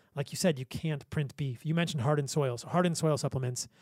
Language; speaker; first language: English; native; English